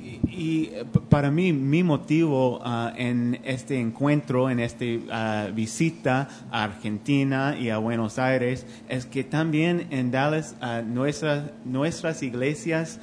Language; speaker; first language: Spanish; non-native, fluent; English